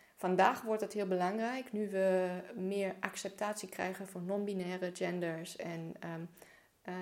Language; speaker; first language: Dutch; non-native, fluent; German